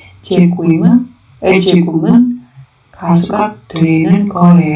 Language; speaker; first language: Korean; non-native, learner; Indonesian